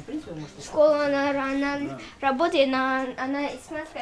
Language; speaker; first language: Russian; early bilingual, heritage; Russian